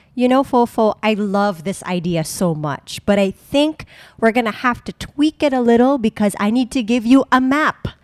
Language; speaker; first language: English; non-native, local second language; Filipino